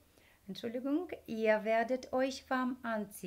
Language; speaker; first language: German; non-native, fluent; Ukrainian